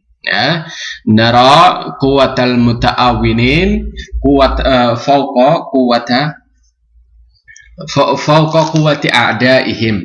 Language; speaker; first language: Arabic; non-native, fluent; Indonesian